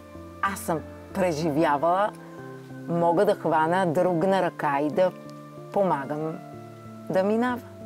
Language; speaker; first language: Bulgarian; non-native, fluent; Hebrew